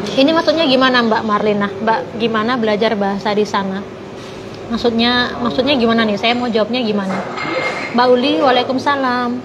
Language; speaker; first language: Indonesian; non-native, local second language; Javanese